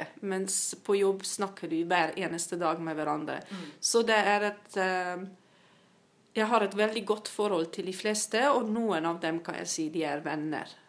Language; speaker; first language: Norwegian; non-native, fluent; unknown